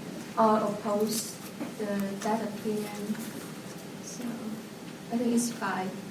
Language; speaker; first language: English; non-native, learner; Vietnamese